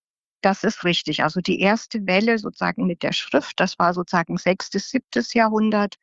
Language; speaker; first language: German; native; German